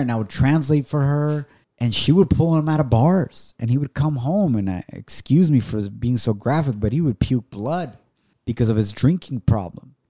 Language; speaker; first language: English; early bilingual, other home language; Spanish